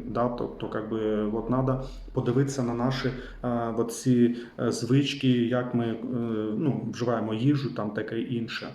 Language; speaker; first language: Ukrainian; non-native, local second language; Russian